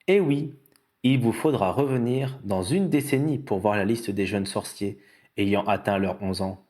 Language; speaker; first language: French; native; French